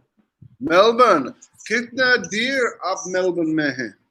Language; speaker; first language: Hindi; non-native, learner; English